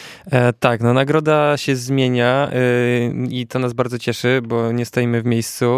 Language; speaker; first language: Polish; native; Polish